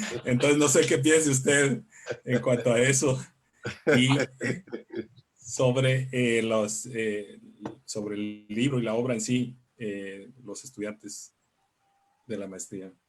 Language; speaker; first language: Spanish; native; Spanish